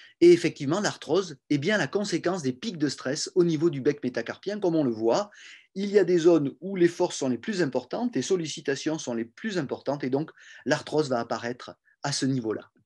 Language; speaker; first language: French; native; French